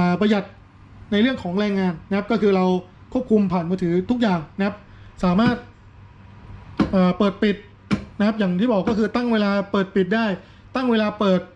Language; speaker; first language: Thai; native; Thai